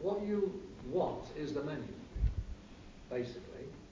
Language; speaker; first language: English; native; English